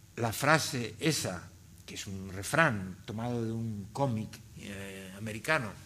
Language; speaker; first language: Spanish; native; Spanish